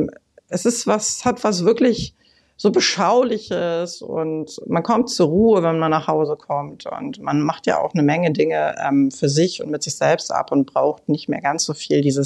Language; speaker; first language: German; native; German